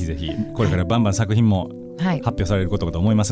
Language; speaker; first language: Japanese; native; Japanese